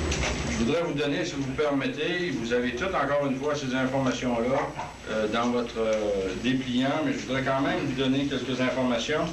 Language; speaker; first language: French; native; French